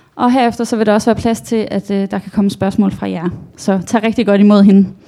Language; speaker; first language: Danish; native; Danish